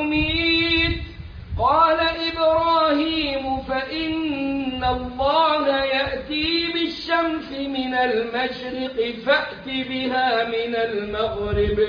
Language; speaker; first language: Arabic; native; Arabic